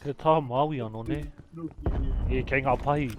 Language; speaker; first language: Māori; non-native, local second language; English